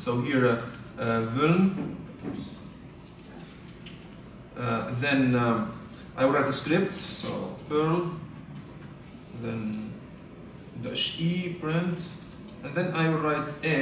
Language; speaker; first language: English; non-native, fluent; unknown